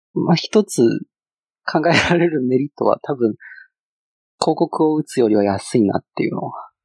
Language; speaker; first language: Japanese; non-native, fluent; Chinese